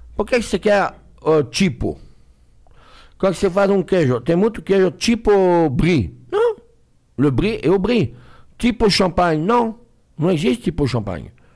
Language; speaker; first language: Portuguese; non-native, fluent; French